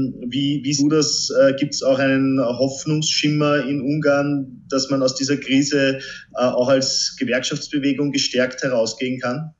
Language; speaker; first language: German; native; German